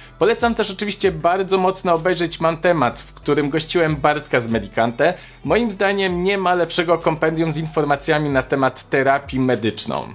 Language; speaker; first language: Polish; native; Polish